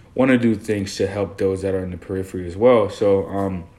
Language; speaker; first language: English; early bilingual, other home language; Haitian Creole